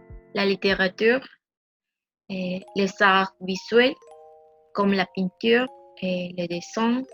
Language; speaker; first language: French; non-native, learner; Spanish